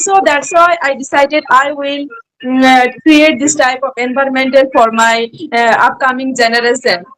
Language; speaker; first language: English; non-native, learner; Bangla